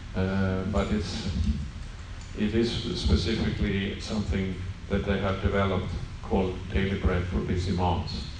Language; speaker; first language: English; non-native, fluent; Swedish